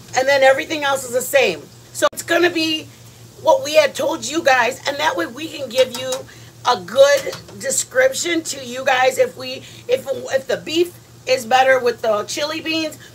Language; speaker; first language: English; native; English